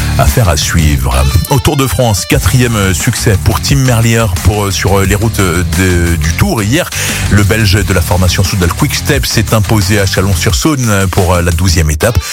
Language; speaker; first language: French; native; French